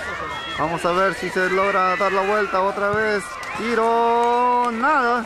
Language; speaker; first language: Spanish; native; Spanish